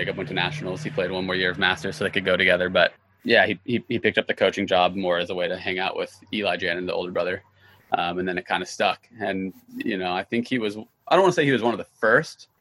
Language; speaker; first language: English; native; English